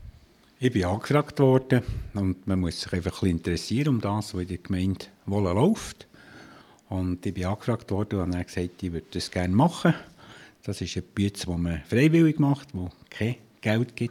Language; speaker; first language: German; native; German